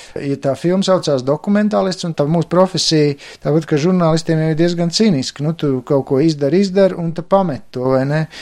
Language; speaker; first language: Latvian; native; Latvian